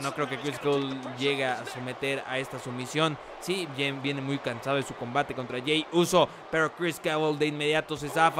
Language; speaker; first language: Spanish; native; Spanish